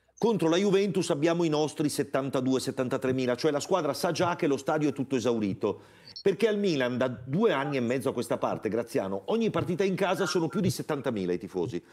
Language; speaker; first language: Italian; native; Italian